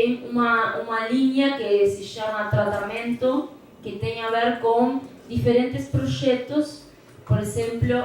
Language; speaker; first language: Portuguese; non-native, fluent; Spanish